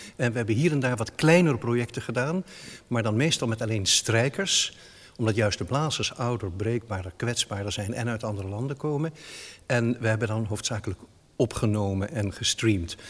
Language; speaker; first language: Dutch; native; Dutch